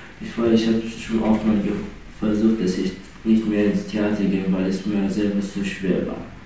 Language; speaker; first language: German; non-native, learner; Persian